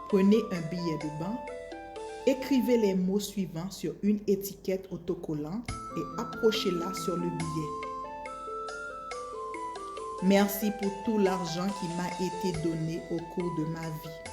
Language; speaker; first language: French; native; French